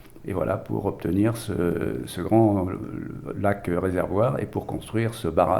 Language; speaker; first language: French; native; French